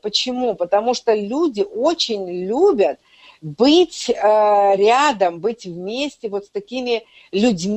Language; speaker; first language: Russian; native; Russian